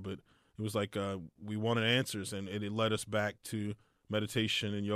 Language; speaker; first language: English; native; English